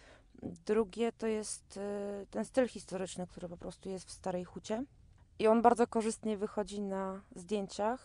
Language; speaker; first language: Polish; native; Polish